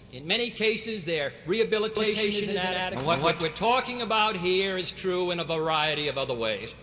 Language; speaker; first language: English; native; English